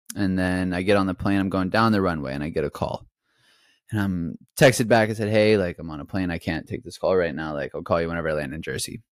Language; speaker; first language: English; native; English